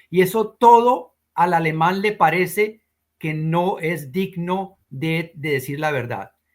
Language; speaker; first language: Spanish; native; Spanish